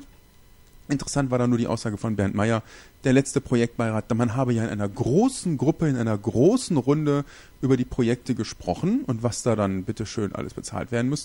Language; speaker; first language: German; native; German